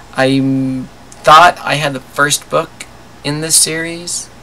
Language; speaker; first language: English; native; English